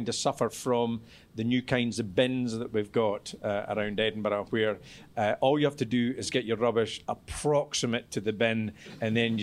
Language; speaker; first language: English; native; English